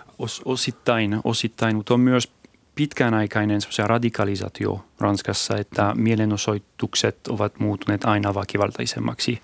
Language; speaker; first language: Finnish; non-native, fluent; French